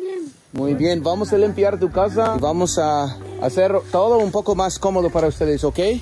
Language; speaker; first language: Spanish; non-native, fluent; English